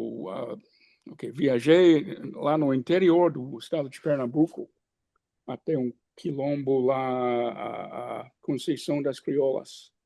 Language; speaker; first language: Portuguese; non-native, fluent; English